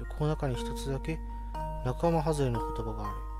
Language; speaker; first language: Japanese; native; Japanese